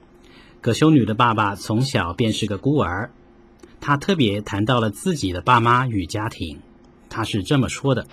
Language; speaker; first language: Chinese; native; Chinese